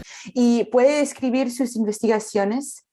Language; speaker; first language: Spanish; non-native, learner; English